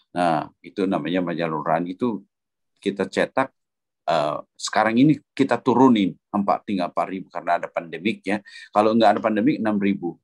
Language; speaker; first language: Indonesian; native; Indonesian